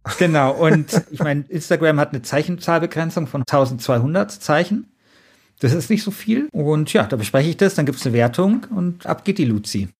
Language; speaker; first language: German; native; German